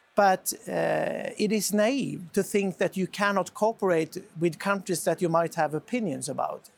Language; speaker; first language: English; non-native, fluent; Swedish